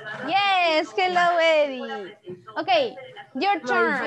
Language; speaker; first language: English; non-native, fluent; Spanish